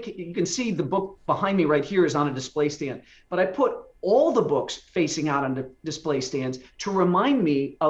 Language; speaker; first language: English; native; English